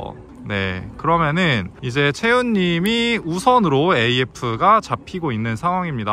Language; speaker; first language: Korean; native; Korean